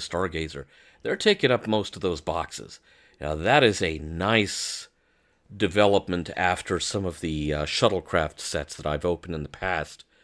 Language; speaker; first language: English; native; English